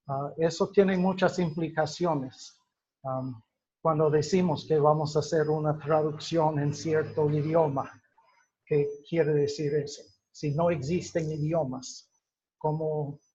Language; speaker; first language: Spanish; non-native, fluent; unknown